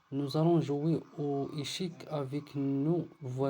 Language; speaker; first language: French; non-native, learner; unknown